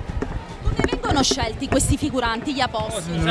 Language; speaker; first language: Italian; native; Italian